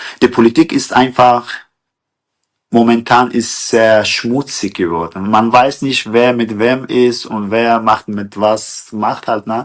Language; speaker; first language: German; non-native, fluent; Kurdish